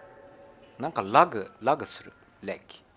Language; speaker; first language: Japanese; non-native, learner; German